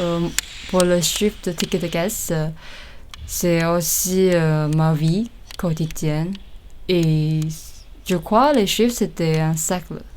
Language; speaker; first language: French; non-native, learner; Chinese